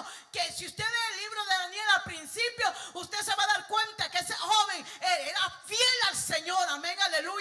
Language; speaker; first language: Spanish; native; Spanish